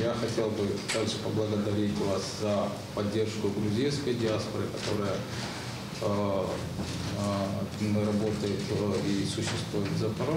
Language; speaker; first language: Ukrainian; non-native, learner; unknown